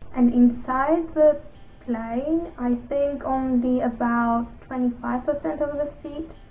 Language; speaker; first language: English; non-native, fluent; Japanese